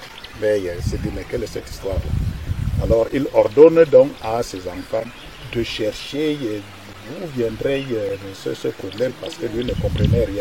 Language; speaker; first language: French; non-native, local second language; Basaa